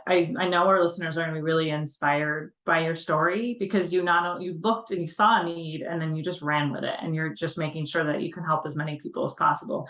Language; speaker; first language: English; native; English